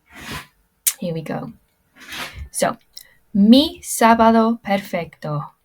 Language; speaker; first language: Spanish; non-native, fluent; English